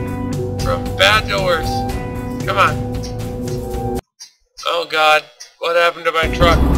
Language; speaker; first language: English; native; English